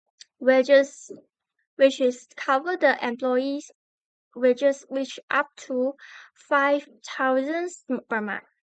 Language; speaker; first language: English; non-native, learner; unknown